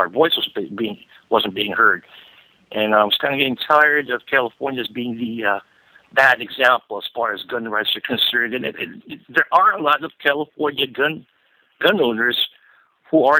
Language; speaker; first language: English; non-native, local second language; Filipino